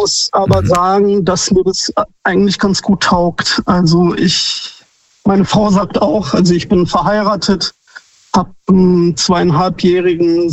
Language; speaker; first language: German; native; German